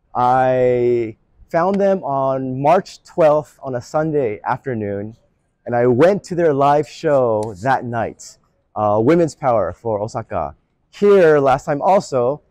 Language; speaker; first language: English; native; English